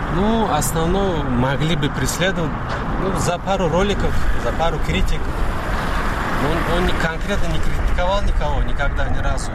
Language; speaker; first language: Russian; non-native, fluent; Tajik